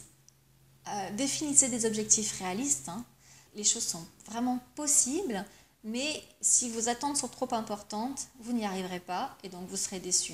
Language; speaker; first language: French; native; French